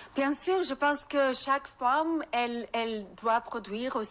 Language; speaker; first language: French; non-native, learner; Russian